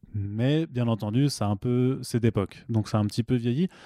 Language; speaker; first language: French; native; French